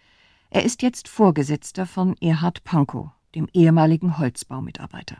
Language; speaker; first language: German; native; German